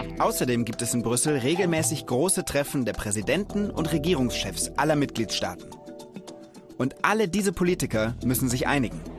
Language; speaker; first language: German; native; German